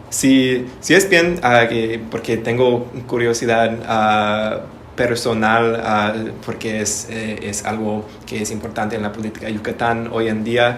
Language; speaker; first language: Spanish; non-native, learner; English